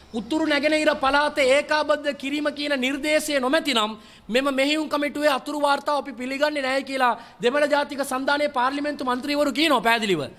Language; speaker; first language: Sinhala; non-native, local second language; Tamil